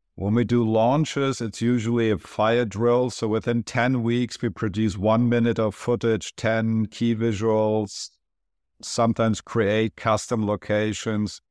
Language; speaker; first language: English; non-native, fluent; Turkish